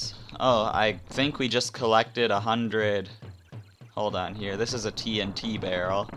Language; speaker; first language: English; native; English